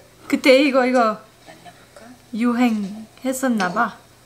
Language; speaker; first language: Korean; non-native, fluent; French